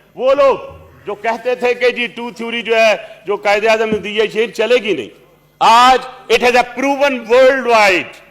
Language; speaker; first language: Urdu; non-native, local second language; Punjabi